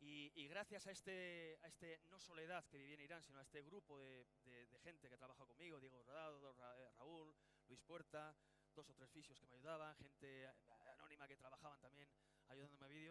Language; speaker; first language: Spanish; native; Spanish